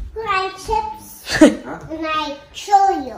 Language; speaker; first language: Vietnamese; early bilingual, heritage; Vietnamese